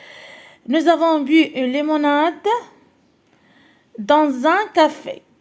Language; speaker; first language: French; non-native, local second language; Arabic